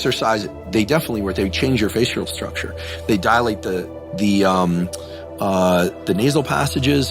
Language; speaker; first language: English; native; English